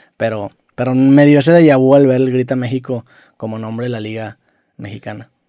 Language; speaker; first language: Spanish; native; Spanish